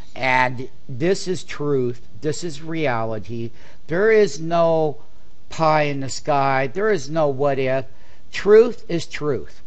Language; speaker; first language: English; native; English